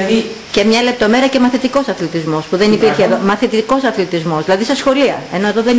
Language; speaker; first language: Greek; native; Greek